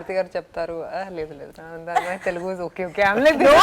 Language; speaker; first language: Telugu; non-native, fluent; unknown